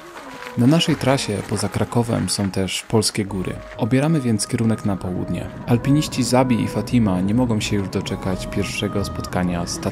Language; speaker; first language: Polish; native; Polish